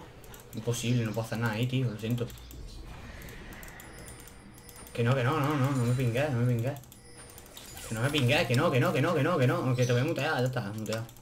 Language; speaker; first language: Spanish; native; Spanish